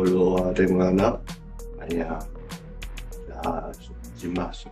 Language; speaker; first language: Basque; non-native, learner; Spanish